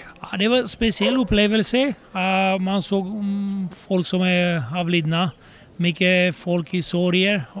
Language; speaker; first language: Swedish; non-native, fluent; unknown